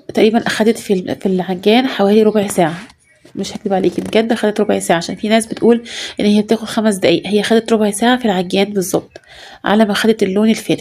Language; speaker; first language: Arabic; native; Arabic